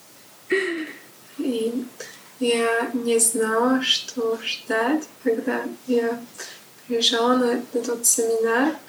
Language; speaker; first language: Russian; non-native, learner; Slovak